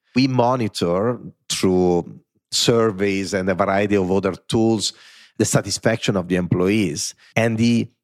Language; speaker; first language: English; non-native, fluent; Italian